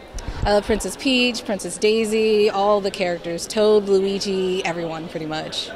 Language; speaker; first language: English; native; English